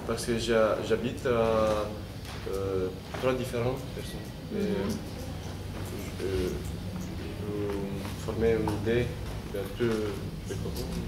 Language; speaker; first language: French; non-native, learner; Romanian